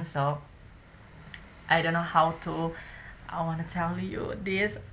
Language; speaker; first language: English; non-native, learner; Indonesian